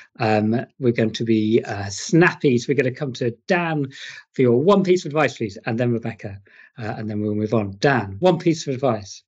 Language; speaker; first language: English; native; English